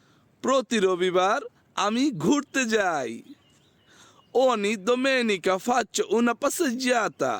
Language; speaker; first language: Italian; non-native, fluent; Bangla